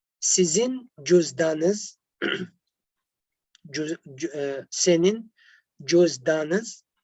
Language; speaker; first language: Turkish; non-native, learner; Arabic